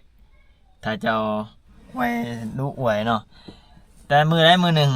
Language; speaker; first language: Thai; non-native, local second language; Lao